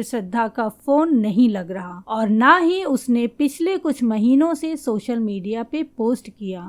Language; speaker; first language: Hindi; native; Hindi